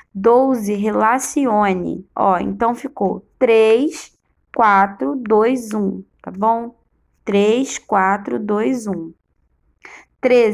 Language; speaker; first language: Portuguese; native; Portuguese